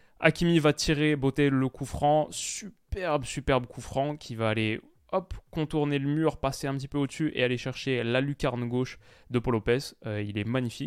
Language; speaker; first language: French; native; French